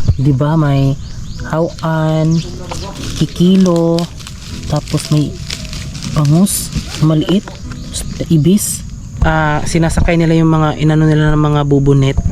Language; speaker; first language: Filipino; non-native, local second language; Cebuano